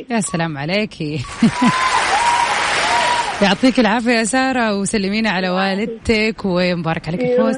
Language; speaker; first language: Arabic; native; Arabic